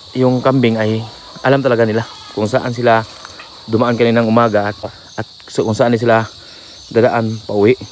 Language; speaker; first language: Filipino; non-native, local second language; Cebuano